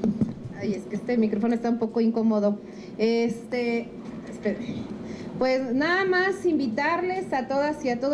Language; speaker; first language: Spanish; native; Spanish